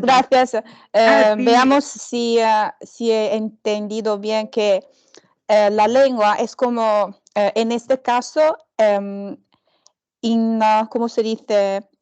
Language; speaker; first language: Spanish; non-native, learner; Chinese